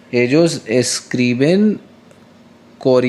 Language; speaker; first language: Spanish; non-native, learner; Hindi